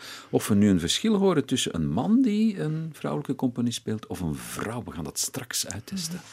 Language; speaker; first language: Dutch; native; Dutch